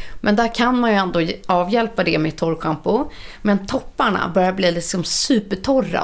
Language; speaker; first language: Swedish; native; Swedish